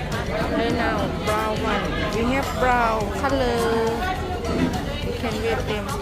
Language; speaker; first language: English; non-native, learner; Thai